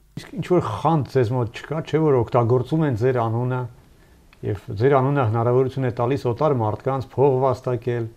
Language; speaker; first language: Armenian; native; Armenian